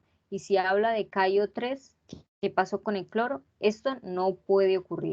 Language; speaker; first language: Spanish; native; Spanish